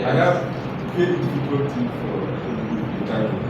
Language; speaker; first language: English; non-native, learner; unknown